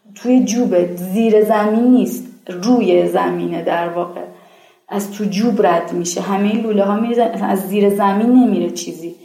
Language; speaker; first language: Persian; native; Persian